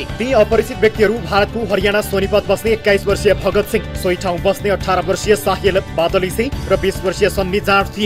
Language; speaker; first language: Nepali; native; Nepali